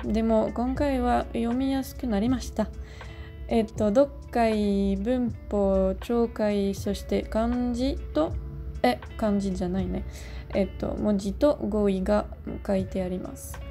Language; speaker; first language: Japanese; non-native, learner; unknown